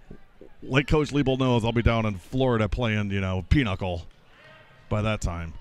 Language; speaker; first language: English; native; English